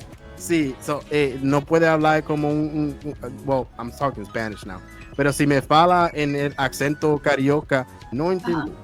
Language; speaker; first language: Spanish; non-native, learner; English